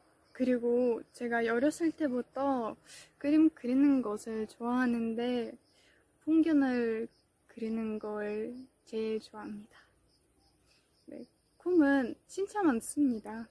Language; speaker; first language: Korean; non-native, fluent; Russian